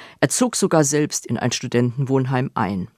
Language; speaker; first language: German; native; German